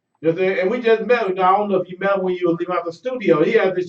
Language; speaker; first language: English; native; English